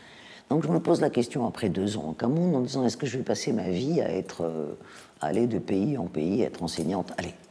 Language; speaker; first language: French; native; French